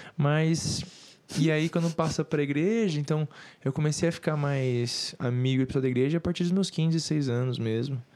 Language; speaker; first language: Portuguese; native; Portuguese